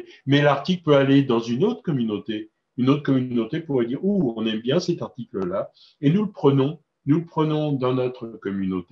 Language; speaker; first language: French; native; French